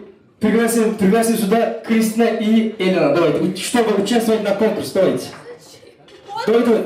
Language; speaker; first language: Russian; non-native, local second language; Kyrgyz